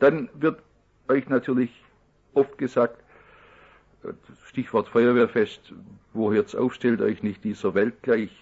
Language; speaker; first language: German; native; German